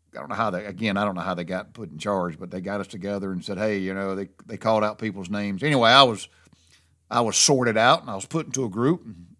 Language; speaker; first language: English; native; English